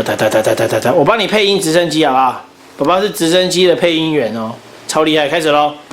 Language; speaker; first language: Chinese; native; Chinese